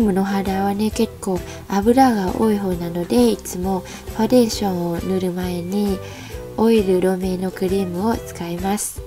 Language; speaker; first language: Japanese; non-native, fluent; Vietnamese